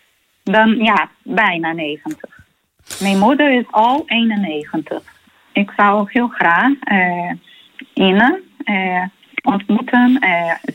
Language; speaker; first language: Dutch; non-native, fluent; Portuguese